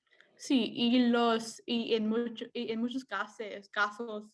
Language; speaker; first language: Spanish; non-native, learner; English